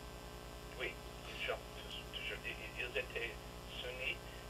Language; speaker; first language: French; non-native, learner; English